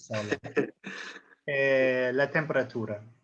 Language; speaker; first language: Italian; non-native, learner; English